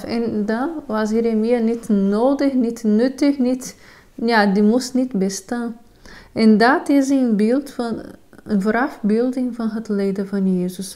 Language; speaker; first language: Dutch; non-native, fluent; Portuguese